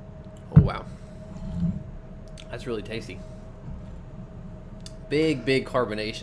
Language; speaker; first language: English; native; English